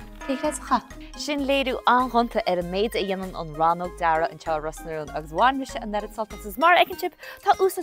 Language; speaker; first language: Irish; native; Irish